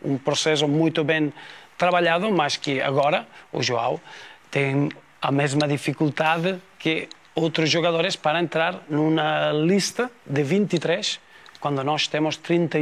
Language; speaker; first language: Portuguese; non-native, fluent; Spanish